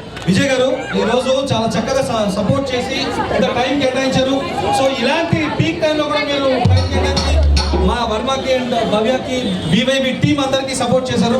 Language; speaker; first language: Telugu; native; Telugu